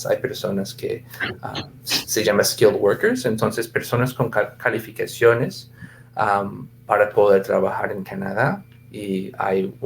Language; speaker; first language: Spanish; non-native, fluent; English